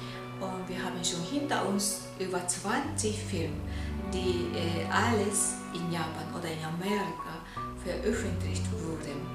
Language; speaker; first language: German; non-native, fluent; Japanese